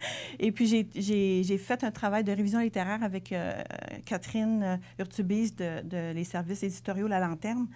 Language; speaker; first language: French; native; French